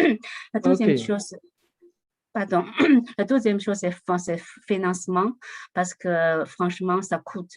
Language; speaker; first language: French; non-native, learner; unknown